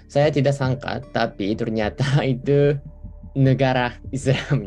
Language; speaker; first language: Indonesian; non-native, fluent; Japanese